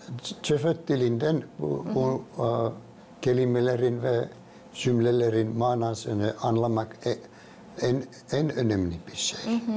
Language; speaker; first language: Turkish; non-native, fluent; Finnish